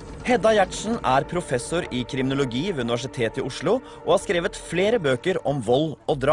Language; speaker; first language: Norwegian; native; Norwegian